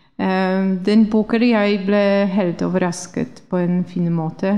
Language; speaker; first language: Norwegian; non-native, fluent; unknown